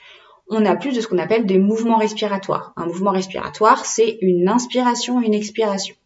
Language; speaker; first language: French; native; French